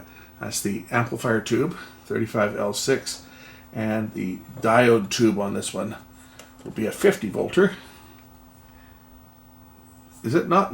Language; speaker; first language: English; native; English